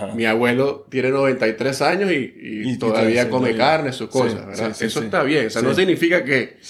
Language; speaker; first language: Spanish; native; Spanish